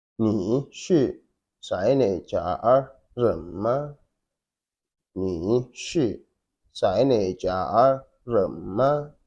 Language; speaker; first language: Chinese; non-native, fluent; Wolof